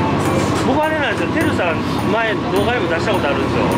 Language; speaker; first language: Japanese; native; Japanese